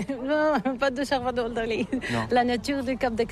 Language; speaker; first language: French; non-native, learner; Bulgarian